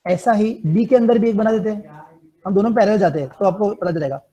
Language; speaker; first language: Hindi; non-native, local second language; Gujarati